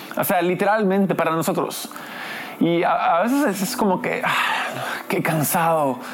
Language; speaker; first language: Spanish; early bilingual, other home language; English